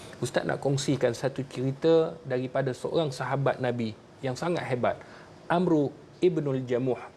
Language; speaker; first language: Malay; native; Malay